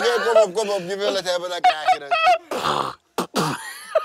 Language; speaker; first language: Dutch; native; Dutch